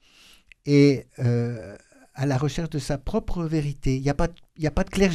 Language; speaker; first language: French; native; French